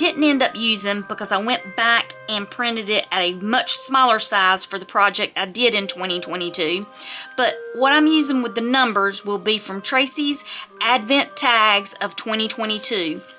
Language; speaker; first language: English; native; English